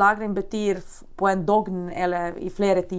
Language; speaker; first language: Norwegian; non-native, fluent; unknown